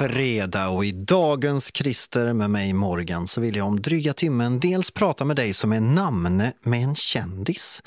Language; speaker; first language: Swedish; native; Swedish